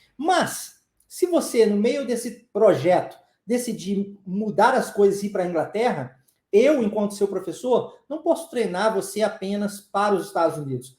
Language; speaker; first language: Portuguese; early bilingual, heritage; Portuguese